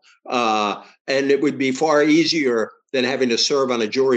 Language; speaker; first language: English; native; English